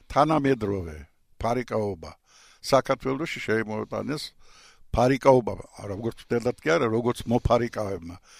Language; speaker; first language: Georgian; non-native, local second language; Russian